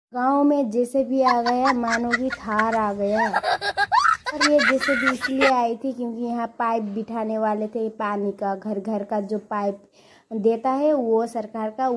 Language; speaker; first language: Hindi; non-native, local second language; Nepali